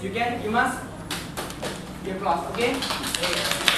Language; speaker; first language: English; non-native, learner; Indonesian